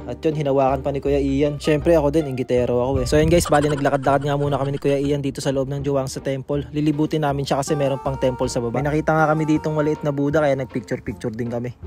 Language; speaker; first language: Filipino; native; Filipino